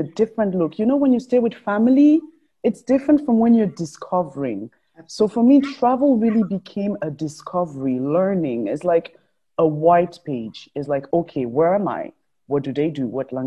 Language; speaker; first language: English; non-native, local second language; French